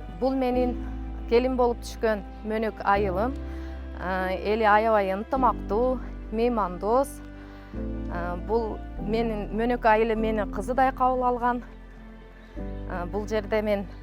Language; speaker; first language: Kyrgyz; non-native, local second language; Uzbek